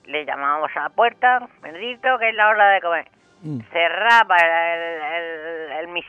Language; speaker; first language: Spanish; native; Spanish